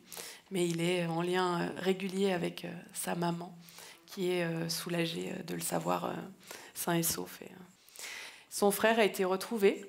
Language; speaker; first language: French; native; French